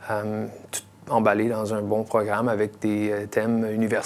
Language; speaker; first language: French; non-native, local second language; English